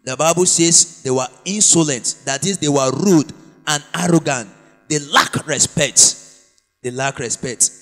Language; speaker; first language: English; non-native, local second language; Yoruba